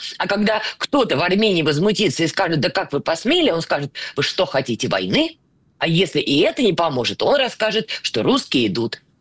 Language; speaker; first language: Russian; native; Russian